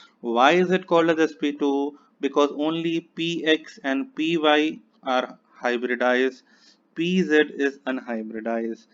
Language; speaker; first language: English; non-native, local second language; Hindi